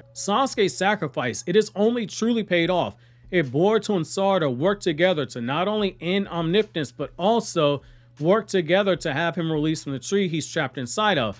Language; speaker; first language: English; native; English